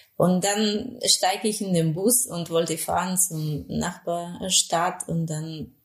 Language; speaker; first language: German; non-native, fluent; Spanish